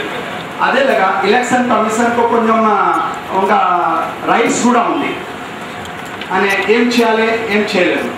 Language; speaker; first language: Telugu; non-native, local second language; Hindi